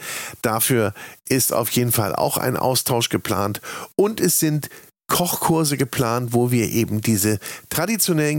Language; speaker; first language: German; native; German